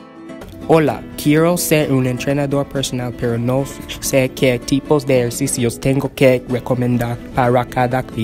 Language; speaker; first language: Spanish; non-native, learner; English